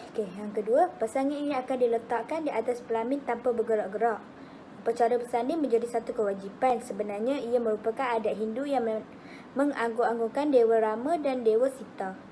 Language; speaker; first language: Malay; native; Malay